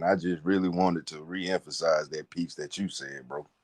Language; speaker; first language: English; native; English